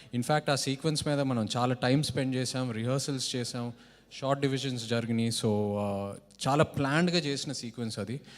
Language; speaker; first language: Telugu; native; Telugu